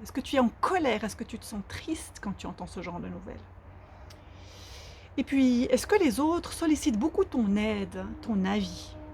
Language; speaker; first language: French; native; French